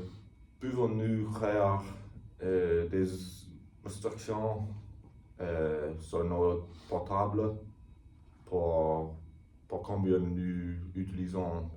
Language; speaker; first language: French; non-native, learner; English